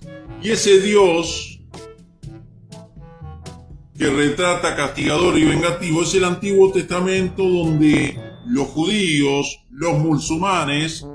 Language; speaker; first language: Spanish; native; Spanish